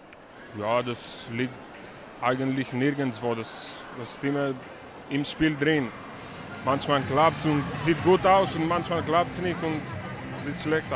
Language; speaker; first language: German; non-native, fluent; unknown